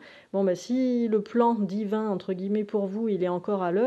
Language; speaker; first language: French; native; French